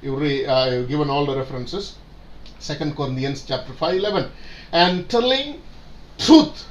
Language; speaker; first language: English; non-native, local second language; Tamil